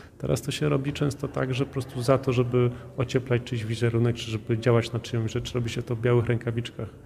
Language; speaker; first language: Polish; native; Polish